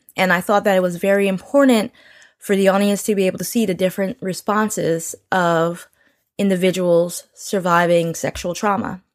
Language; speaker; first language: English; early bilingual, other home language; Yoruba